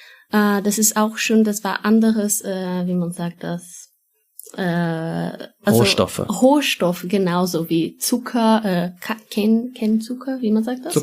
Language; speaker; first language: German; non-native, learner; Portuguese